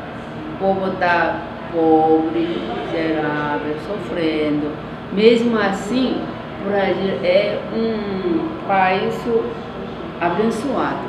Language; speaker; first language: Portuguese; non-native, learner; Korean